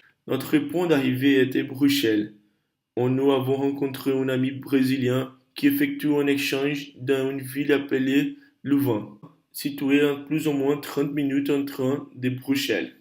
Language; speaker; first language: French; non-native, learner; Portuguese